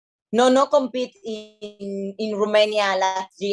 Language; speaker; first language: English; non-native, learner; Spanish